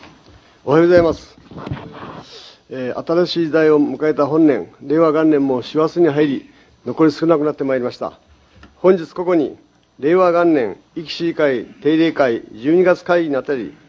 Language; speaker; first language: Japanese; native; Japanese